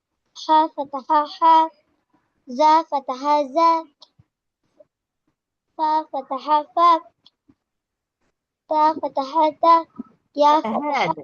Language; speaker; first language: Arabic; non-native, learner; Tamil